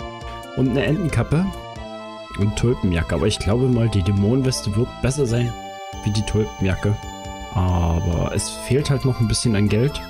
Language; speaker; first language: German; native; German